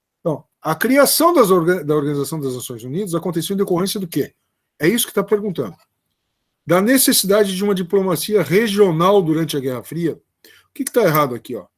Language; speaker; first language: Portuguese; native; Portuguese